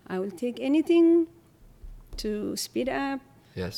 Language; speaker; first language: English; non-native, learner; Tigrinya